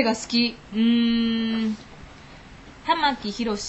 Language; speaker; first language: Japanese; non-native, learner; Chinese